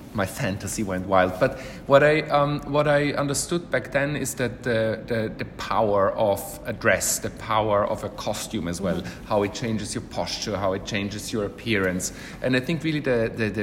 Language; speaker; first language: English; non-native, fluent; German